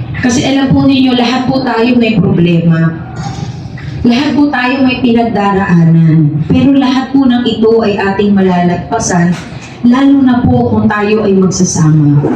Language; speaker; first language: Filipino; native; Filipino